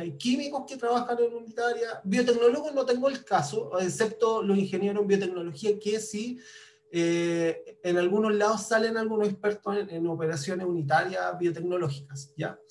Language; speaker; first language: Spanish; native; Spanish